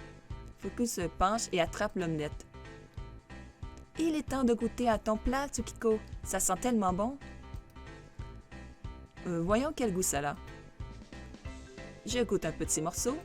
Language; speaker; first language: French; native; French